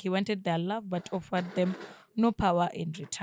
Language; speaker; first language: English; non-native, local second language; Swahili